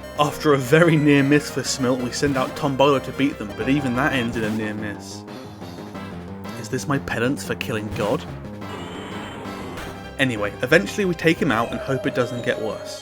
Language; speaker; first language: English; native; English